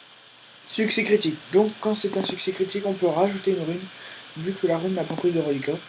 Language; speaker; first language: French; native; French